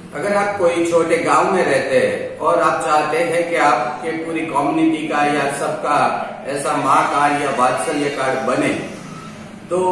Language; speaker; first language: Hindi; non-native, local second language; Gujarati